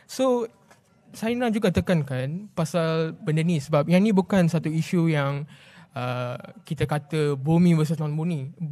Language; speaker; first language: Malay; non-native, local second language; Tamil